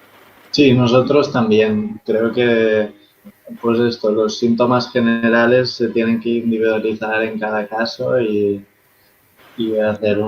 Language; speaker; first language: Spanish; native; Spanish